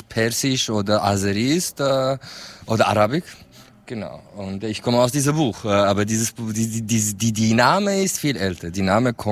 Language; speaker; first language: German; non-native, fluent; Persian